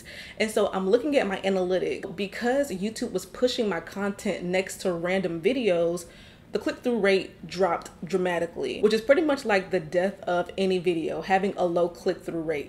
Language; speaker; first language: English; native; English